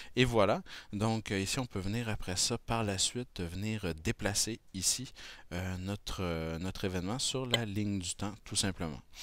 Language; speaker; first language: French; native; French